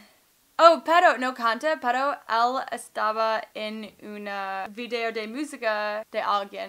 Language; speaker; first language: Spanish; non-native, learner; English